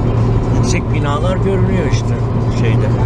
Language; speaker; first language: Turkish; native; Turkish